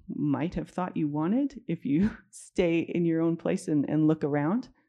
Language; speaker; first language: English; native; English